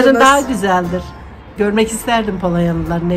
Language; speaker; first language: Turkish; native; Turkish